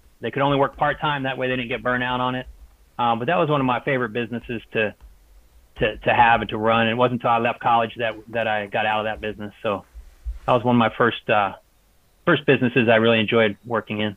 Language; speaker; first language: English; native; English